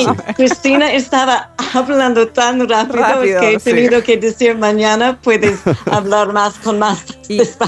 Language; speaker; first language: Spanish; non-native, fluent; English